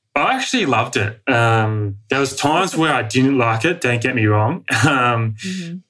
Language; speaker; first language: English; native; English